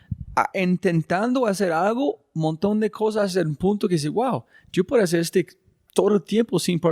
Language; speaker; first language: Spanish; non-native, fluent; English